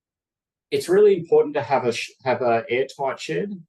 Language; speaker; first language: English; native; English